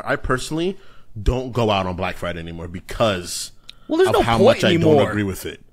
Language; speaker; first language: English; native; English